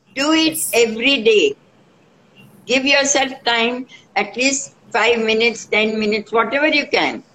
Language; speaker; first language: English; non-native, local second language; Marathi